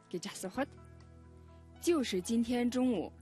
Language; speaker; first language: Chinese; non-native, fluent; Mongolian